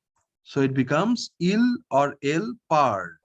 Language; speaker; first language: French; non-native, fluent; Bangla